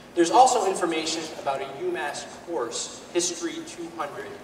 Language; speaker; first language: English; native; English